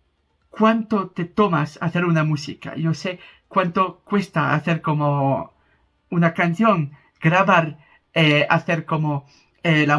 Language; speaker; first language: Spanish; non-native, fluent; French